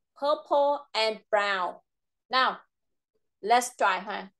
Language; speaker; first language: English; non-native, fluent; Vietnamese